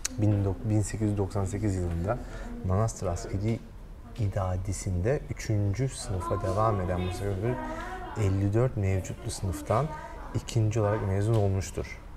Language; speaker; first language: Turkish; native; Turkish